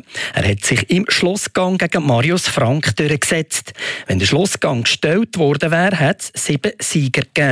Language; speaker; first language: German; native; German